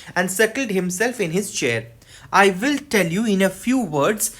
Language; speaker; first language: English; non-native, local second language; Bangla